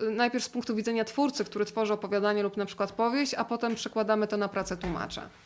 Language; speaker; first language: Polish; native; Polish